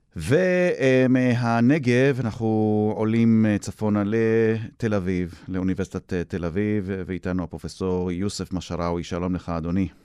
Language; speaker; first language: Hebrew; native; Hebrew